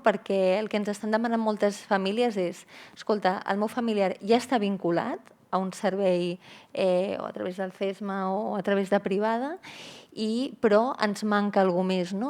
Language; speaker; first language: Catalan; native; Catalan